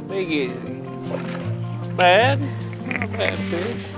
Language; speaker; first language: English; native; English